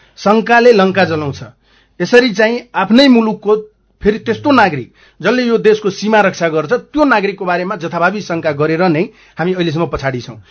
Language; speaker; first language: Nepali; non-native, local second language; Maithili